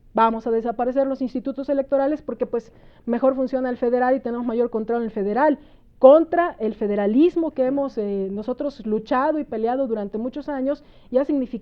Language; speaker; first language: Spanish; native; Spanish